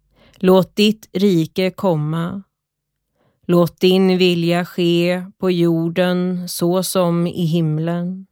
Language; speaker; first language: Swedish; native; Swedish